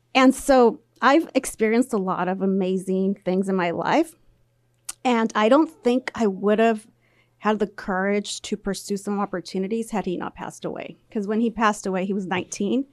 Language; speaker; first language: English; early bilingual, other home language; Spanish